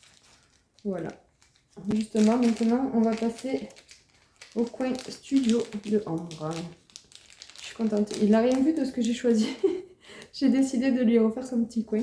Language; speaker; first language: French; native; French